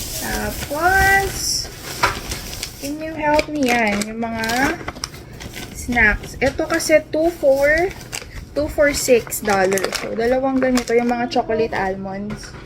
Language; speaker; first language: Filipino; native; Filipino